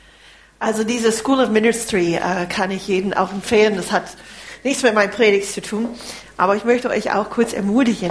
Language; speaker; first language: German; non-native, fluent; English